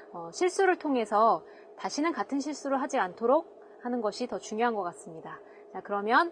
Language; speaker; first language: Korean; native; Korean